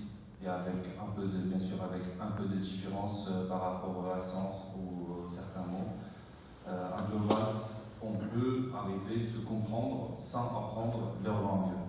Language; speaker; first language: French; non-native, fluent; Uyghur